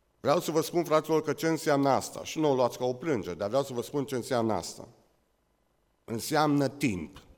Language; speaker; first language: Romanian; native; Romanian